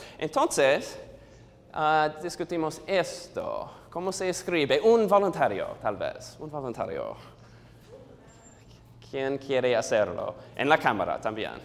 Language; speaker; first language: Spanish; non-native, learner; English